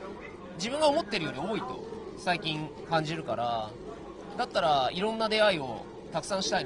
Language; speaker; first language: Japanese; native; Japanese